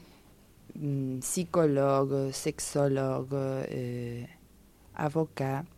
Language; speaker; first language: French; non-native, fluent; Spanish